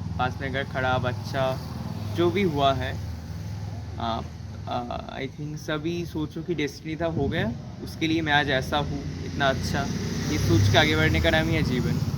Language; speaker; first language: Hindi; non-native, local second language; Bangla